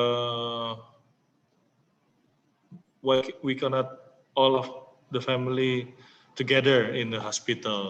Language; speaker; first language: English; non-native, learner; Indonesian